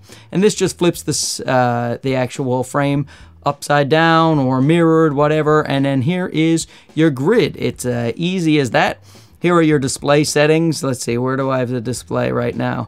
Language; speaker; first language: English; native; English